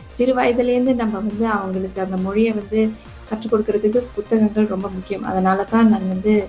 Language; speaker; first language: Tamil; native; Tamil